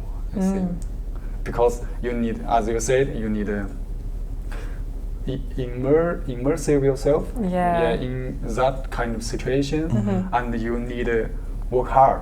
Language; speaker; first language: English; non-native, learner; Chinese